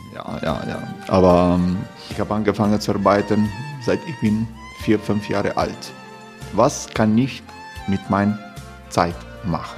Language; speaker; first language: German; non-native, fluent; Croatian